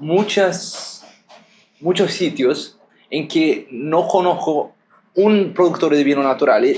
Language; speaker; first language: Spanish; non-native, fluent; Portuguese